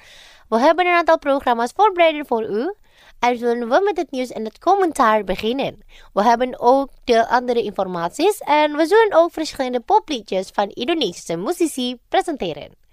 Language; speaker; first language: Dutch; non-native, fluent; Indonesian